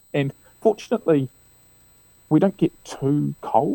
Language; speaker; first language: English; native; English